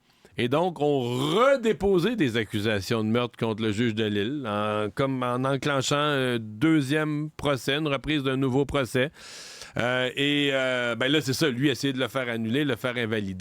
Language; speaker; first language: French; native; French